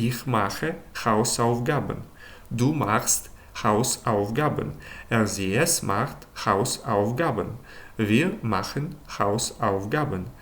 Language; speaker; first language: German; non-native, fluent; Ukrainian